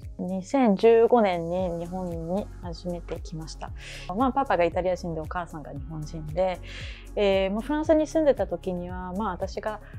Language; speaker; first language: Japanese; early bilingual, heritage; Japanese